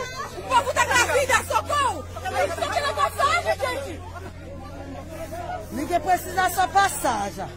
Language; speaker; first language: Portuguese; non-native, learner; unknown